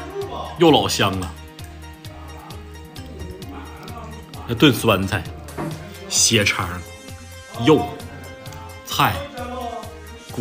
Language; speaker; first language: Chinese; native; Chinese